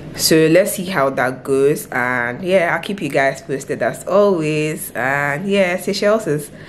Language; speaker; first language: English; non-native, local second language; Akan